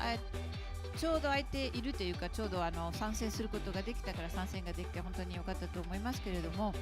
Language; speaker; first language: Japanese; native; Japanese